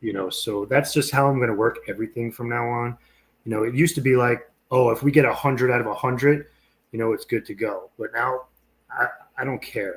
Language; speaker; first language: English; native; English